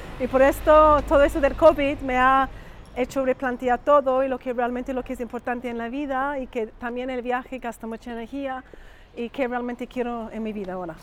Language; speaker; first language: Spanish; non-native, fluent; English